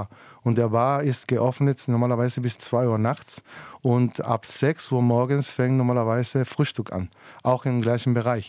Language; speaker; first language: German; non-native, fluent; Spanish